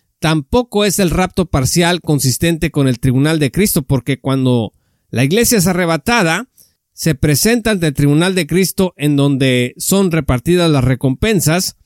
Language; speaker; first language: Spanish; native; Spanish